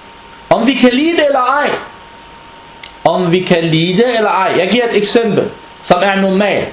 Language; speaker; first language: Danish; non-native, fluent; Arabic